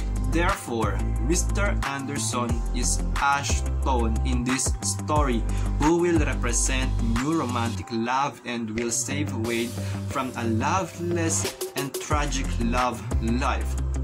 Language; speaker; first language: English; non-native, local second language; Filipino